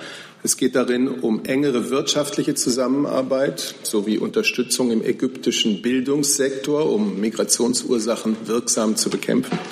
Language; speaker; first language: German; native; German